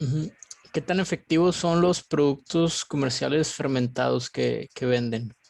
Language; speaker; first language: Spanish; native; Spanish